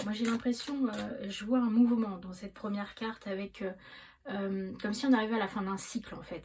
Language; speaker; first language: French; native; French